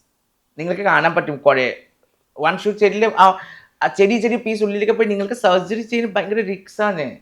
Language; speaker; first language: Malayalam; non-native, local second language; Assamese